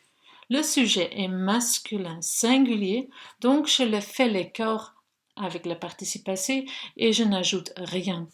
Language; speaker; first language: French; non-native, local second language; Dutch